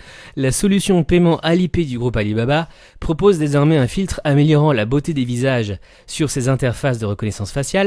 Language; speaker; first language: French; native; French